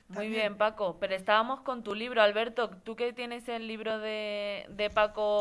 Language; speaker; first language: Spanish; native; Spanish